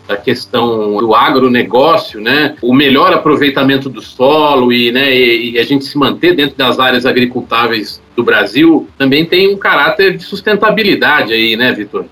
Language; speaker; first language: Portuguese; native; Portuguese